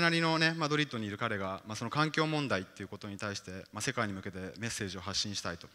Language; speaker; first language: Japanese; native; Japanese